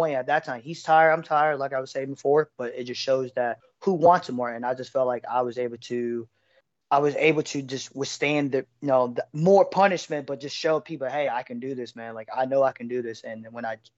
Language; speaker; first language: English; native; English